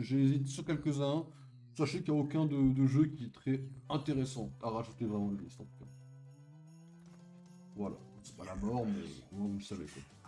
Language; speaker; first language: French; native; French